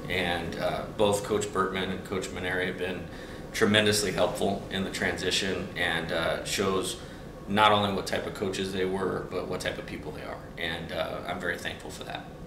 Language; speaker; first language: English; native; English